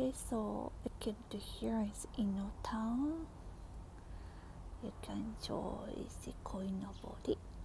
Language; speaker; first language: English; non-native, learner; Japanese